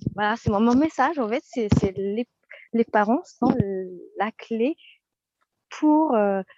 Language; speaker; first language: French; non-native, local second language; Malagasy